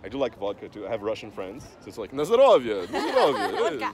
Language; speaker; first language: English; non-native, fluent; Portuguese